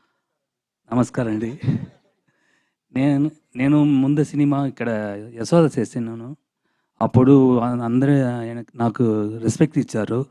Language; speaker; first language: Telugu; non-native, learner; Tamil